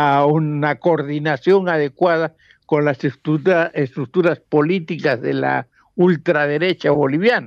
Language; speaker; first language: Spanish; native; Spanish